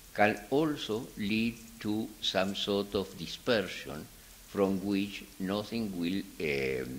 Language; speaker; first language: English; non-native, fluent; Spanish